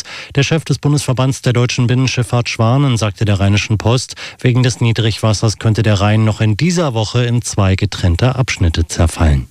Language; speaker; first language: German; native; German